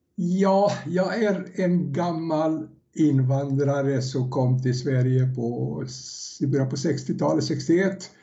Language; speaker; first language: Swedish; non-native, fluent; Serbian